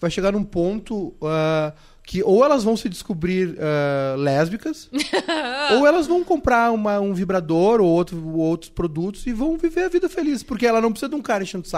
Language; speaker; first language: Portuguese; native; Portuguese